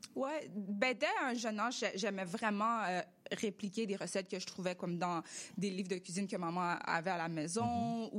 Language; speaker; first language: French; early bilingual, other home language; Russian